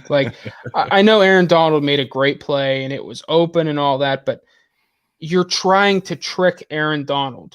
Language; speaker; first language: English; native; English